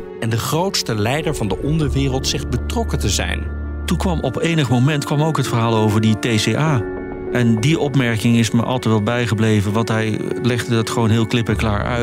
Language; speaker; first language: Dutch; native; Dutch